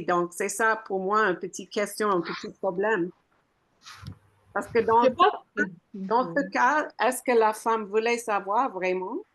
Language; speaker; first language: French; non-native, fluent; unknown